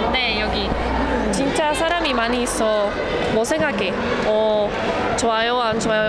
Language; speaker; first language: Korean; non-native, learner; Spanish